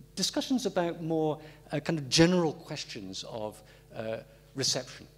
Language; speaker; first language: English; native; English